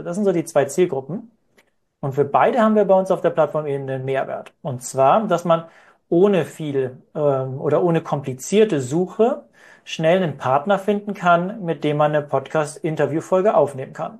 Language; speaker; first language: German; native; German